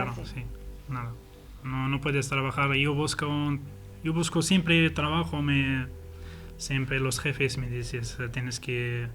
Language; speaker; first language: Spanish; non-native, learner; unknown